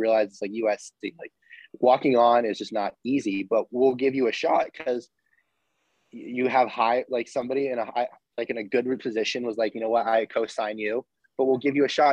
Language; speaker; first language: English; native; English